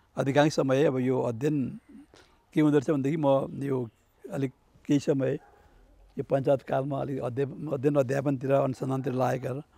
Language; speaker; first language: Nepali; native; Nepali